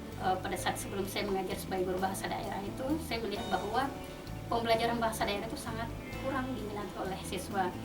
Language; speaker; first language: Indonesian; non-native, local second language; Buginese